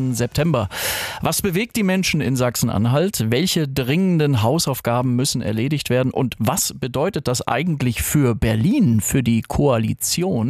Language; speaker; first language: German; native; German